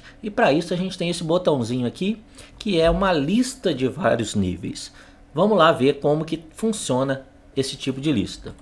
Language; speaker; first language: Portuguese; native; Portuguese